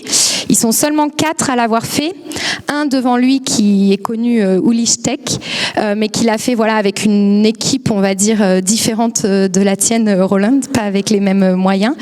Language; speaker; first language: French; native; French